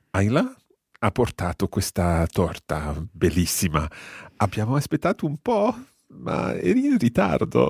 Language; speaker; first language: Italian; non-native, fluent; English